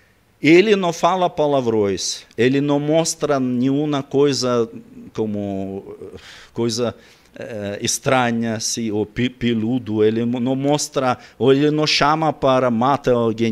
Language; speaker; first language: Portuguese; non-native, learner; Russian